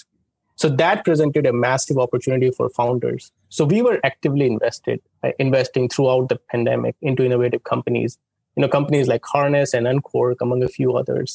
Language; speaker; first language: English; non-native, local second language; Hindi